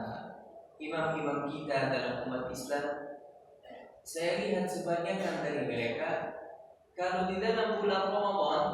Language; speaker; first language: Indonesian; non-native, learner; Arabic